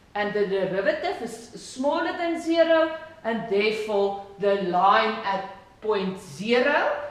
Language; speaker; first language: English; non-native, local second language; Afrikaans